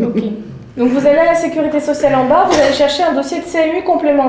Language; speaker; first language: French; native; French